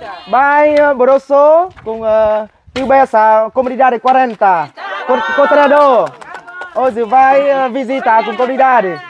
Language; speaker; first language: Portuguese; non-native, learner; Vietnamese